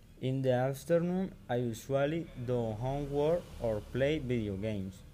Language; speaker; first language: English; non-native, learner; Spanish